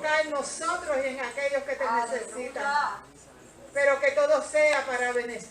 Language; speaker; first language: Spanish; native; Spanish